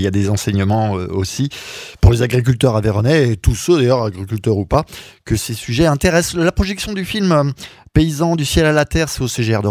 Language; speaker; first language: French; native; French